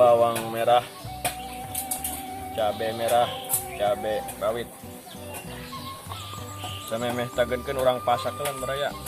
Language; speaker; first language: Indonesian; non-native, local second language; Sundanese